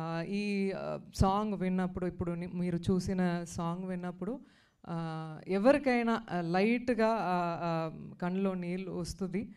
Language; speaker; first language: Telugu; non-native, fluent; Tamil